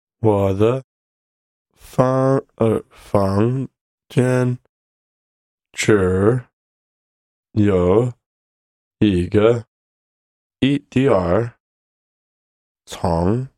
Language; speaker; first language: Chinese; non-native, learner; English